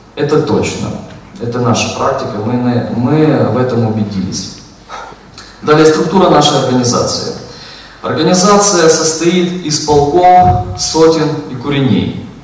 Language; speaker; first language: Russian; non-native, local second language; Ukrainian